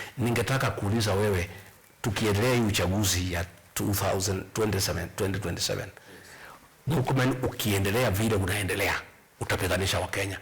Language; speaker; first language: Swahili; non-native, local second language; Kikuyu